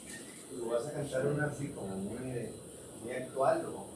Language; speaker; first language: Spanish; native; Spanish